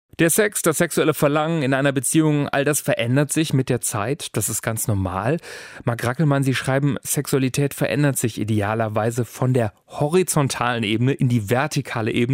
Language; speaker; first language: German; native; German